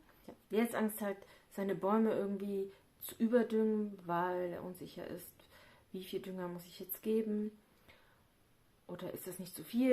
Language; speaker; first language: German; native; German